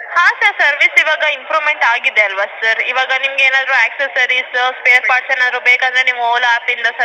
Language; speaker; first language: Kannada; native; Kannada